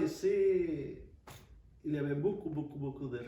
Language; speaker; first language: French; non-native, fluent; Spanish